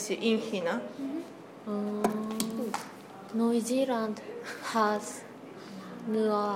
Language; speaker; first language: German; non-native, learner; Japanese